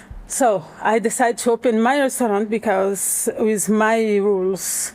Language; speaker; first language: English; non-native, learner; Portuguese